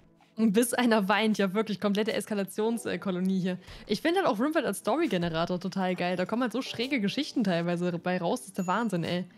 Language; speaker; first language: German; native; German